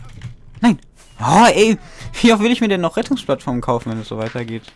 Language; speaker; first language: German; native; German